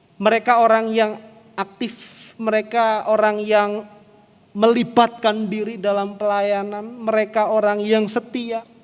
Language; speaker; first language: Indonesian; native; Indonesian